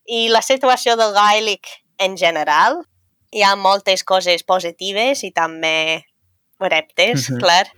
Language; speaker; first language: Catalan; non-native, fluent; English